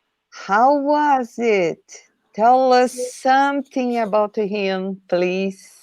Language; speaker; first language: English; non-native, learner; Portuguese